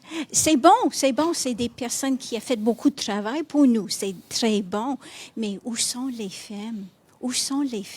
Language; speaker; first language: French; non-native, fluent; English